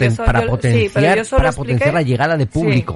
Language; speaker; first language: Spanish; native; Spanish